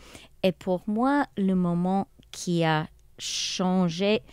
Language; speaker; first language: French; non-native, local second language; English